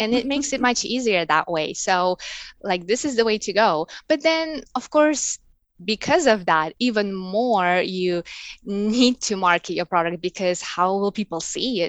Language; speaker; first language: English; non-native, fluent; Russian